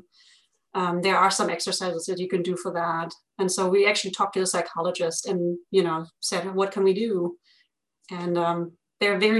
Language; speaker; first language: English; non-native, fluent; German